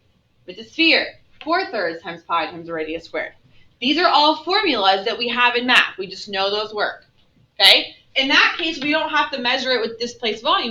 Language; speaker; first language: English; native; English